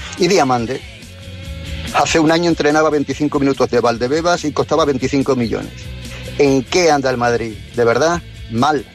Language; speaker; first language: Spanish; native; Spanish